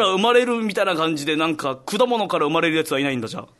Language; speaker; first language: Japanese; native; Japanese